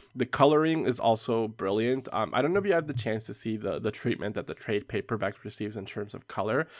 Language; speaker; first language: English; early bilingual, other home language; Spanish